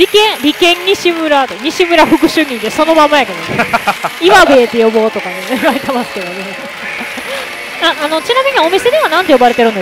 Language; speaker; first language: Japanese; native; Japanese